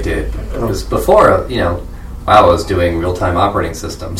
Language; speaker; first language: English; native; English